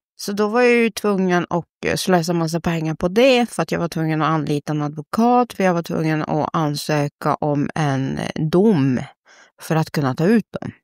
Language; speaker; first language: Swedish; early bilingual, other home language; Spanish